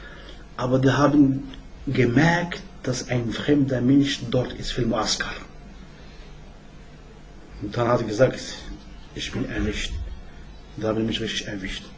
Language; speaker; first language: German; non-native, learner; Arabic